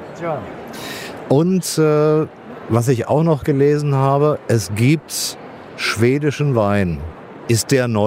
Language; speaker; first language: German; native; German